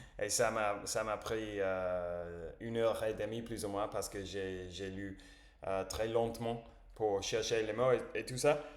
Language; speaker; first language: French; non-native, learner; English